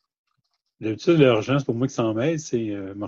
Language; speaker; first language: French; native; French